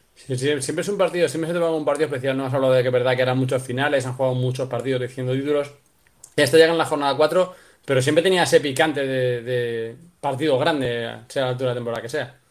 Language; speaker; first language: Spanish; native; Spanish